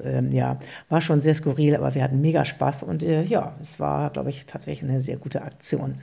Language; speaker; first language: German; native; German